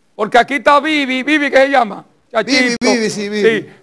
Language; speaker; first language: Spanish; native; Spanish